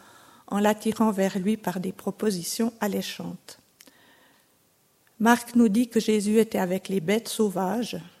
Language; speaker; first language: French; native; French